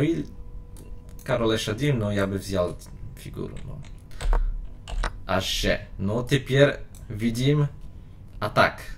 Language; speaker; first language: Russian; non-native, learner; Polish